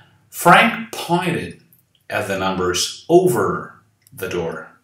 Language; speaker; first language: English; non-native, fluent; Portuguese